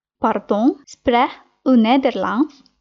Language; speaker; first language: Dutch; non-native, learner; Indonesian